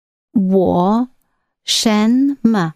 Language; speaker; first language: Chinese; non-native, learner; English